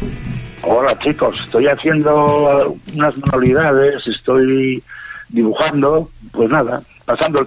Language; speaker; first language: Spanish; native; Spanish